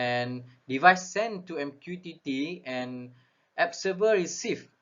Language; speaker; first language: English; non-native, local second language; Malay